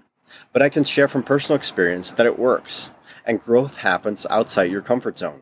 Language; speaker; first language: English; non-native, fluent; Dutch